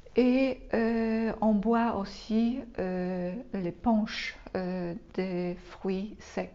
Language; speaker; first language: French; non-native, fluent; Polish